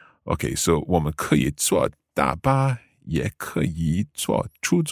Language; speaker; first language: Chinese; non-native, learner; English